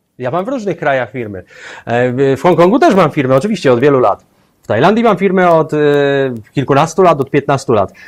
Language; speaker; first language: Polish; native; Polish